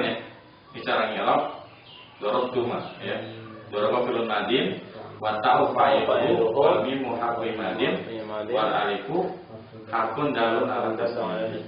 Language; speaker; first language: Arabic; non-native, fluent; Indonesian